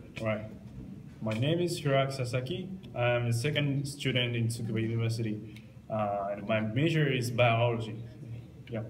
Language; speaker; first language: English; non-native, learner; Japanese